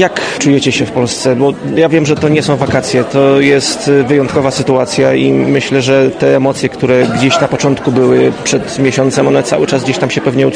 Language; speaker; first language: Polish; native; Polish